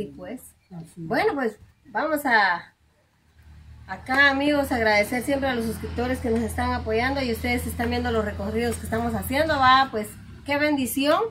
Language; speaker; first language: Spanish; native; Spanish